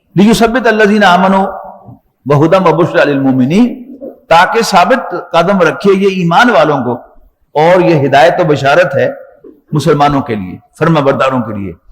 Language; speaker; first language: Urdu; non-native, local second language; Punjabi